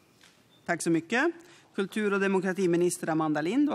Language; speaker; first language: Swedish; native; Swedish